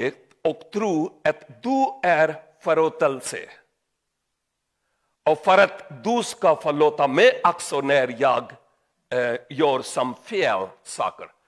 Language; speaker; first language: Swedish; non-native, learner; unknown